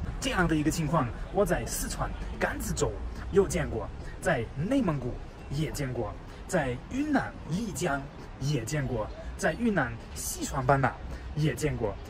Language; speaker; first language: Chinese; non-native, fluent; German